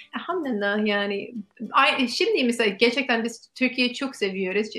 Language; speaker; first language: Turkish; non-native, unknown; English